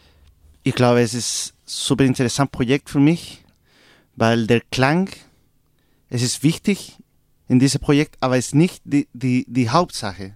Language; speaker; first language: German; non-native, learner; Spanish